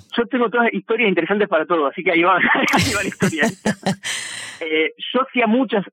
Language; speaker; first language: Spanish; native; Spanish